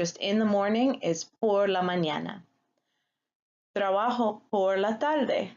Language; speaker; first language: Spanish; non-native, fluent; English